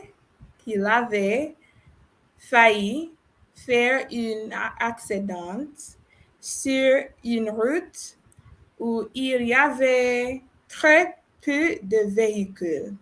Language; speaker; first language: French; non-native, learner; English